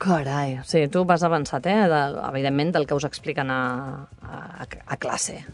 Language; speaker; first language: Catalan; native; Catalan